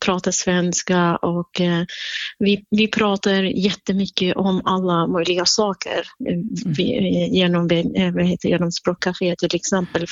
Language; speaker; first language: Swedish; non-native, fluent; Central Kurdish